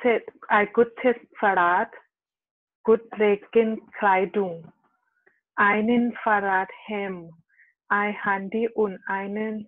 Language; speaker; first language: German; non-native, learner; Thai